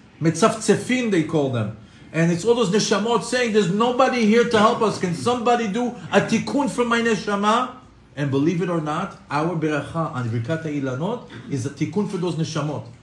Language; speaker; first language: English; non-native, fluent; Hebrew